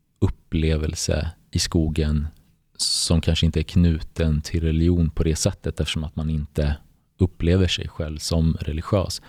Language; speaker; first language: Swedish; early bilingual, other home language; Bosnian